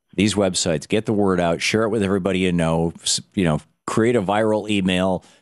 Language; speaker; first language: English; native; English